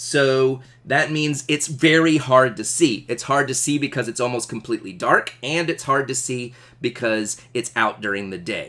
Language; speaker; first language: English; native; English